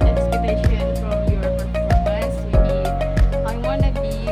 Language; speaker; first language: English; non-native, learner; Indonesian